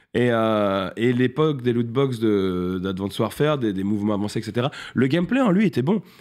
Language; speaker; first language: French; native; French